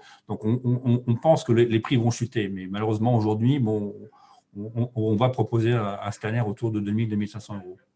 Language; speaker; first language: French; native; French